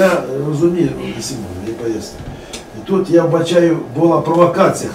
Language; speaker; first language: Ukrainian; non-native, local second language; Russian